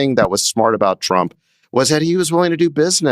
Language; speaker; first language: English; native; English